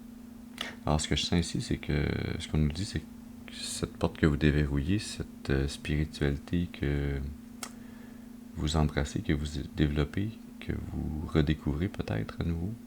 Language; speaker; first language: French; native; French